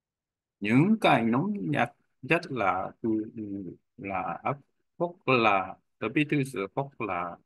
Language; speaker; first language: Vietnamese; non-native, learner; Korean